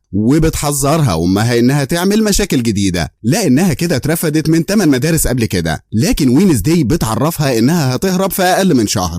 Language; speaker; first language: Arabic; native; Arabic